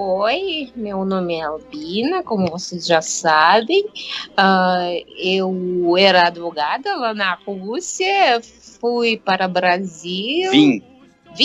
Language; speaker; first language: Portuguese; non-native, fluent; Russian